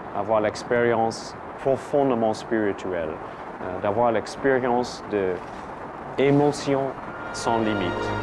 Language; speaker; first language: French; non-native, fluent; English